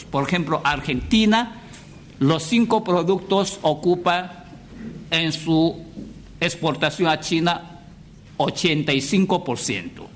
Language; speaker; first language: Spanish; non-native, fluent; Chinese